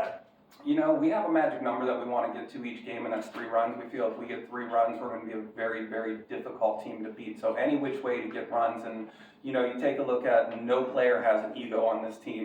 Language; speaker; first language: English; native; English